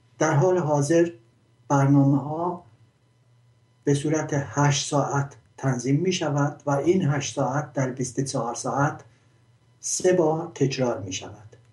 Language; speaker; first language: Persian; non-native, local second language; Azerbaijani